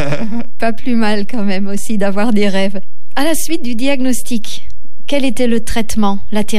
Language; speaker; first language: French; native; French